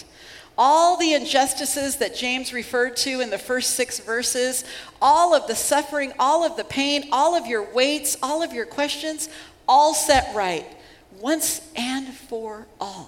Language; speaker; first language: English; native; English